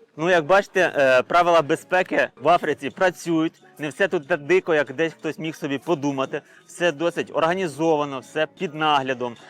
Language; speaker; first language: Ukrainian; native; Ukrainian